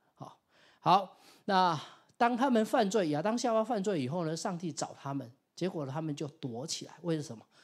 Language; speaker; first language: Chinese; non-native, local second language; Min Nan Chinese